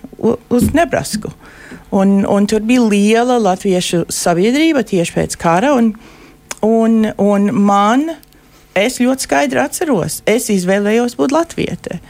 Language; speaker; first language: Latvian; early bilingual, heritage; Latvian